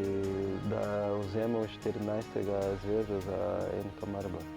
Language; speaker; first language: Slovenian; non-native, learner; Portuguese